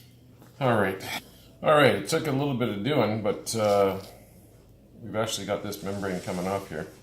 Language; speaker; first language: English; native; English